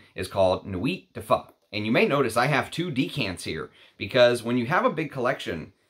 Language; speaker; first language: English; non-native, fluent; Arabic